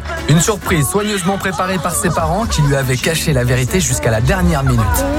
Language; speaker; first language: French; native; French